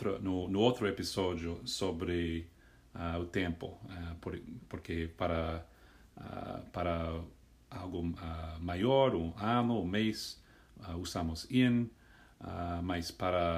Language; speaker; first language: Portuguese; non-native, fluent; English